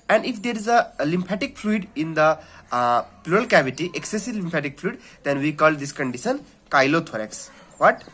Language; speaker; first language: English; non-native, local second language; Nepali